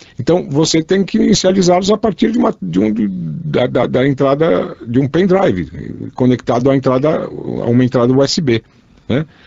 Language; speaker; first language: Portuguese; native; Portuguese